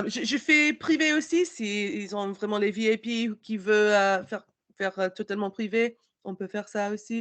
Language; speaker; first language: French; non-native, learner; English